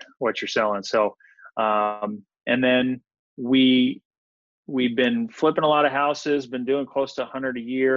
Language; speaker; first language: English; native; English